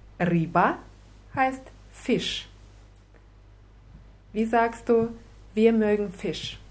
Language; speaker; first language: German; non-native, fluent; Russian